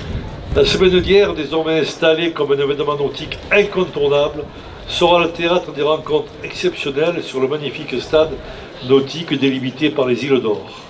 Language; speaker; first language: French; native; French